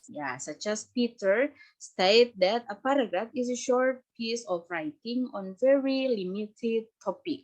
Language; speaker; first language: English; non-native, fluent; Indonesian